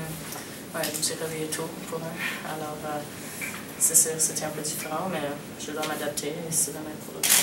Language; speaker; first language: French; non-native, local second language; English